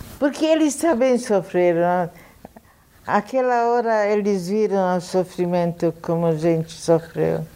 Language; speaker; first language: Portuguese; non-native, fluent; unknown